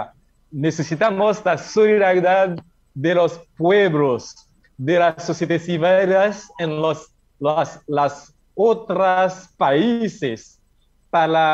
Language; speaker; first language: Spanish; non-native, learner; Haitian Creole